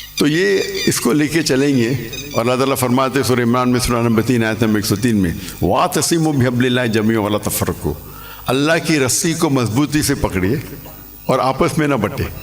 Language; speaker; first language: Urdu; non-native, local second language; English